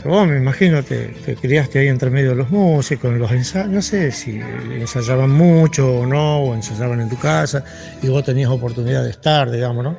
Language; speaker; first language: Spanish; native; Spanish